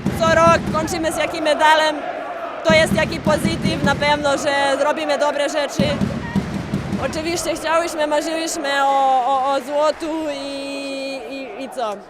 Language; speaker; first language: Polish; non-native, fluent; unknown